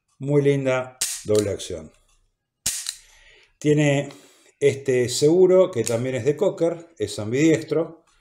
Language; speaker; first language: Spanish; native; Spanish